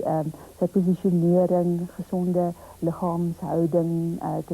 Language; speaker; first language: Afrikaans; native; Afrikaans